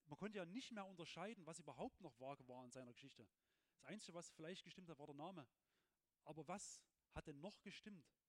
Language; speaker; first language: German; native; German